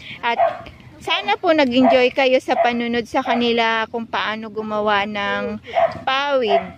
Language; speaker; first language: Filipino; non-native, local second language; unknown